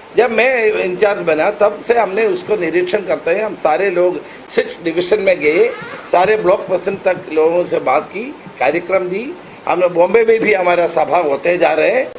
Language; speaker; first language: Hindi; non-native, local second language; Marathi